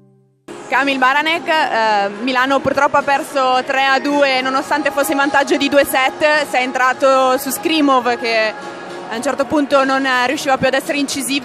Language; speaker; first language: Italian; native; Italian